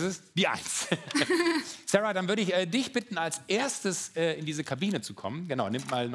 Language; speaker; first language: German; native; German